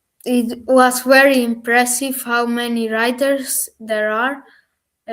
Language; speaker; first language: English; non-native, learner; German